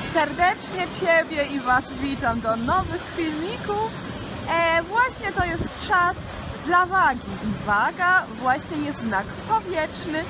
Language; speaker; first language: Polish; early bilingual, heritage; Polish